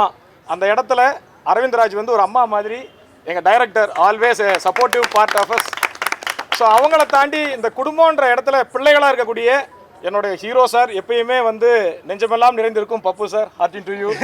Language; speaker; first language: Tamil; native; Tamil